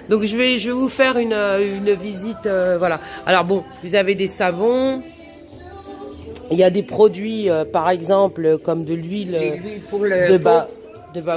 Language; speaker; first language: French; native; French